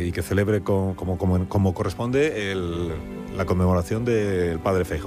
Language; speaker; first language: Spanish; native; Spanish